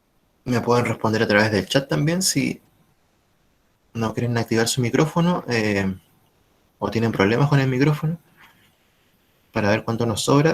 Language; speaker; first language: Spanish; native; Spanish